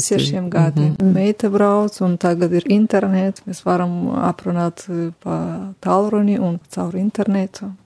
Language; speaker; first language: Latvian; non-native, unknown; Romanian